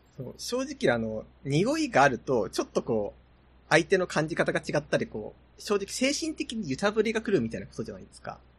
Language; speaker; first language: Japanese; native; Japanese